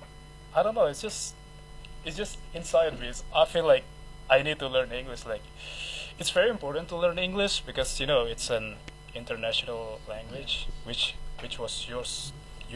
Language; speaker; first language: English; non-native, fluent; Indonesian